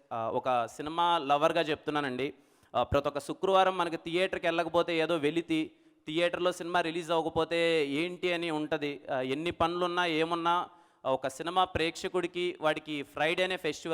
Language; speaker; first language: Telugu; native; Telugu